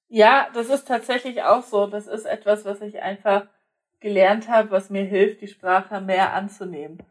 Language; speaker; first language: German; non-native, local second language; Polish